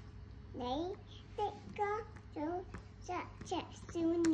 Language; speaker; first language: Chinese; non-native, local second language; Cantonese